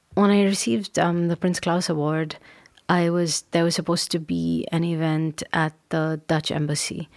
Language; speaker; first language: English; non-native, local second language; Urdu